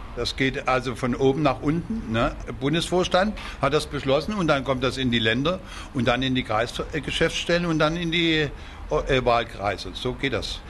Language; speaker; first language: German; native; German